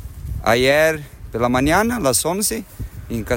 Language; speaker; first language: Spanish; non-native, learner; Portuguese